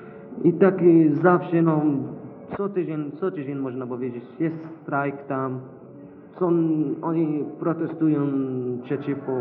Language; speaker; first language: Polish; non-native, fluent; Arabic